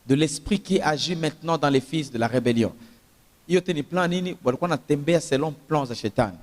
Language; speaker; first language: French; non-native, local second language; Swahili